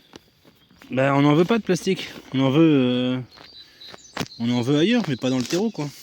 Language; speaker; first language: French; native; French